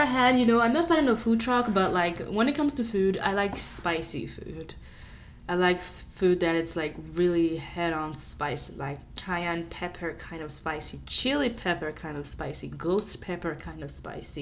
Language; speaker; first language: English; non-native, local second language; Yoruba